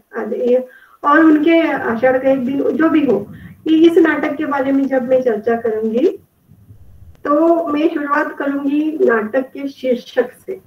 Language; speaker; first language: Hindi; non-native, local second language; Kannada